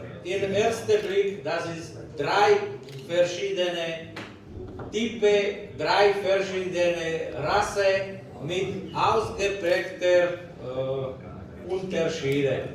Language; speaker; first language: German; non-native, learner; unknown